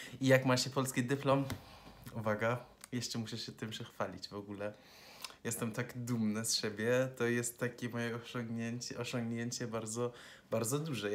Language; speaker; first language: Polish; non-native, fluent; Persian